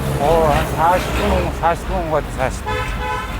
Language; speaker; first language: Korean; native; Korean